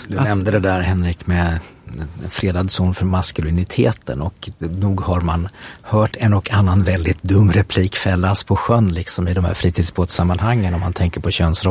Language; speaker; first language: Swedish; native; Swedish